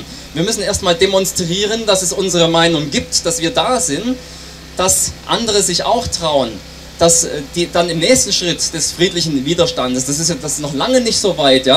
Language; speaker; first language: German; native; German